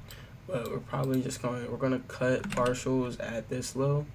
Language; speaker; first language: English; native; English